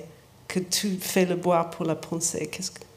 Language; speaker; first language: French; non-native, learner; English